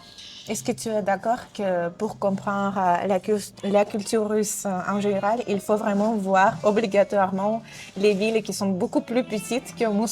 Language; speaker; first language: French; non-native, fluent; Russian